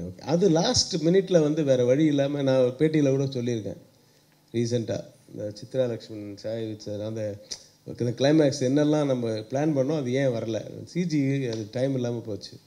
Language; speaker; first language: Tamil; native; Tamil